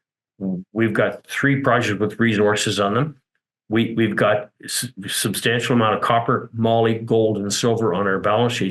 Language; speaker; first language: English; native; English